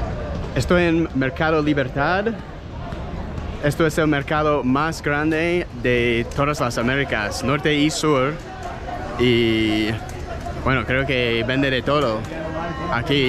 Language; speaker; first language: Spanish; non-native, fluent; English